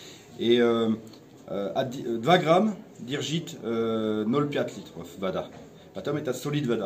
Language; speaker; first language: Russian; non-native, learner; French